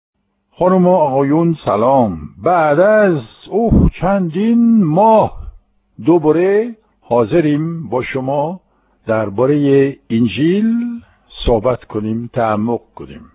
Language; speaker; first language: Persian; non-native, fluent; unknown